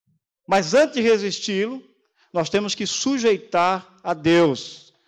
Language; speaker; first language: Portuguese; native; Portuguese